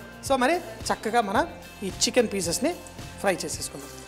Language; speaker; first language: Telugu; native; Telugu